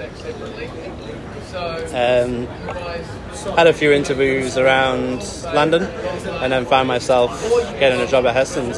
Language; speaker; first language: English; native; English